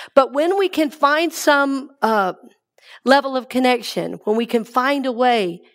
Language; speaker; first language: English; native; English